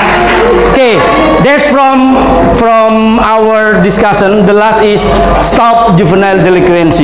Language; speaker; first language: English; non-native, fluent; Indonesian